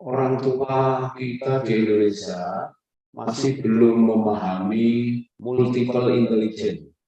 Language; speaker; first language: Indonesian; native; Indonesian